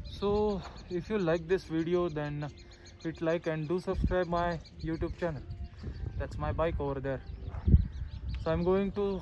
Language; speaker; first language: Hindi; non-native, local second language; Marathi